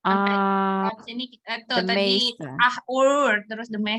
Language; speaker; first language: Indonesian; native; Indonesian